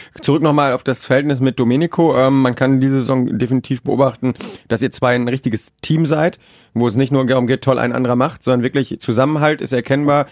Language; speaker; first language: German; native; German